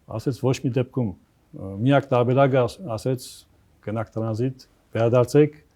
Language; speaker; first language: Armenian; early bilingual, heritage; Armenian